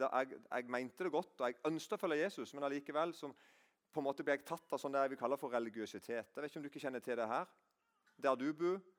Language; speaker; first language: Norwegian; native; Norwegian